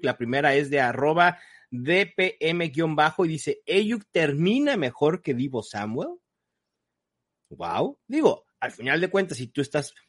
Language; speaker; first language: Spanish; native; Spanish